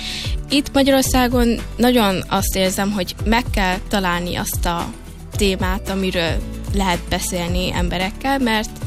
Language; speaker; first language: Hungarian; early bilingual, heritage; Hungarian